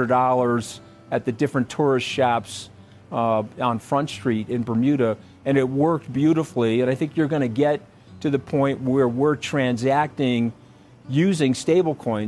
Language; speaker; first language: English; native; English